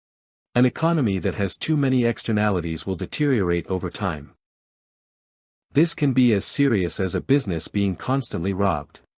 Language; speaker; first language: English; native; English